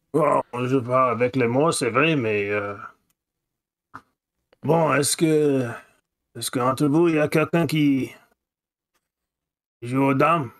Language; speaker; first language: French; non-native, fluent; English